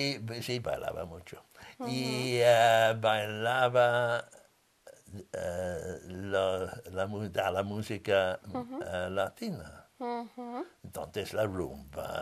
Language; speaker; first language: Spanish; non-native, fluent; English